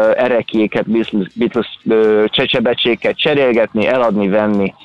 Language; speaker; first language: Hungarian; native; Hungarian